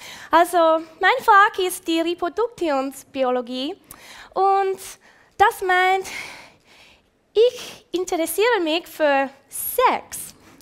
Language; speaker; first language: German; non-native, learner; English